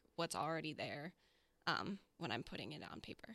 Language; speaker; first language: English; native; English